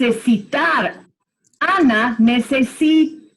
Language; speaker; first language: Spanish; non-native, fluent; English